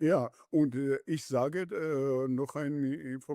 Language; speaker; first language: German; non-native, learner; Georgian